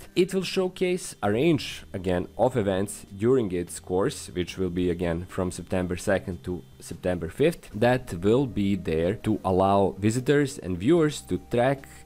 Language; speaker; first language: English; non-native, fluent; Serbian